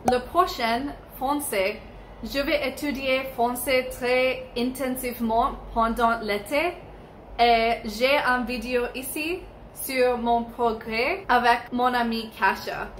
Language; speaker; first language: French; non-native, learner; English